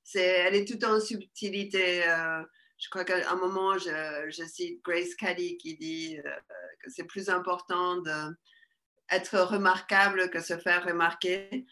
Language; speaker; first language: French; early bilingual, other home language; Spanish